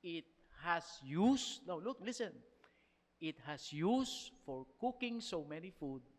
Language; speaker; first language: English; non-native, local second language; Filipino